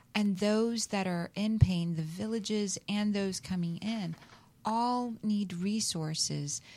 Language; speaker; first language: English; native; English